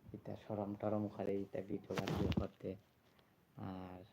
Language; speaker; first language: Bangla; non-native, local second language; Sylheti